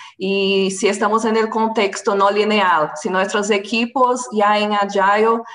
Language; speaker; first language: Spanish; non-native, fluent; Portuguese